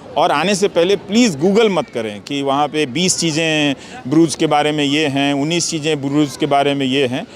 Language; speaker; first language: Hindi; native; Hindi